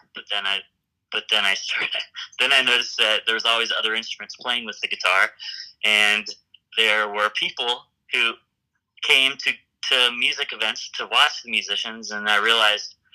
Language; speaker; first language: English; native; English